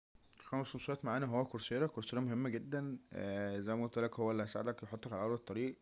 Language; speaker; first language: Arabic; native; Arabic